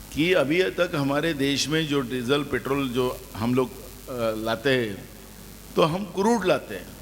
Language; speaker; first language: Hindi; non-native, local second language; Marathi